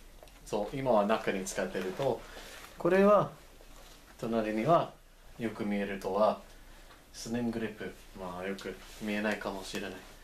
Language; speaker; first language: Japanese; non-native, fluent; English